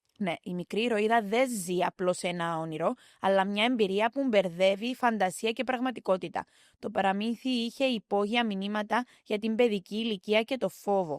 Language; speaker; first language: Greek; native; Greek